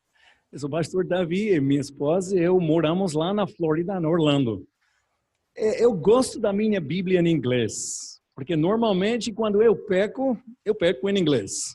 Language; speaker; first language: Portuguese; non-native, learner; English